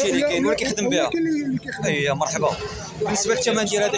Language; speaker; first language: Arabic; native; Arabic